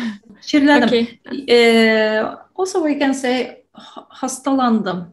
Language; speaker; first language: English; non-native, learner; Tatar